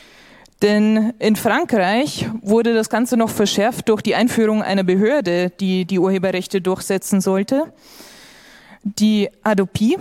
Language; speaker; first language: German; native; German